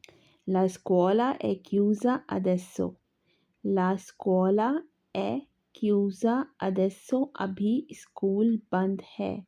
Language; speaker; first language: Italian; non-native, fluent; Urdu